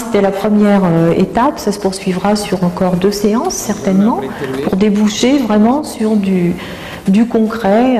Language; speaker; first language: French; native; French